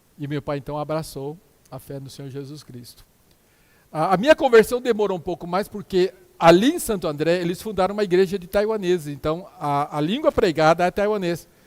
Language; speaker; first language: Portuguese; early bilingual, other home language; Min Nan Chinese